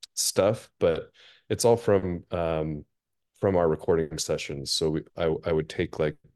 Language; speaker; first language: English; native; English